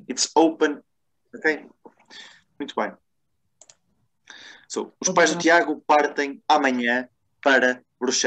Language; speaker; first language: Portuguese; non-native, fluent; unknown